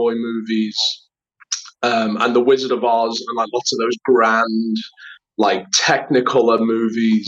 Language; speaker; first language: English; native; English